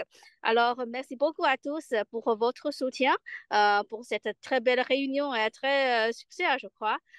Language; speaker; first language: French; non-native, fluent; Chinese